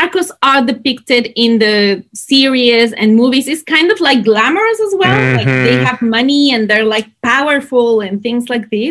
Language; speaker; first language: English; non-native, fluent; Spanish